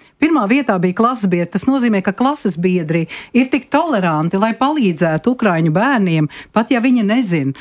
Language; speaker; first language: Latvian; native; Latvian